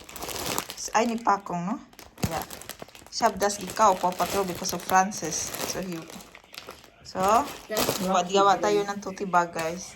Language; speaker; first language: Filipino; non-native, local second language; Cebuano